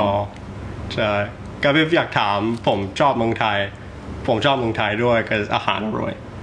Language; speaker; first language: Thai; early bilingual, heritage; Thai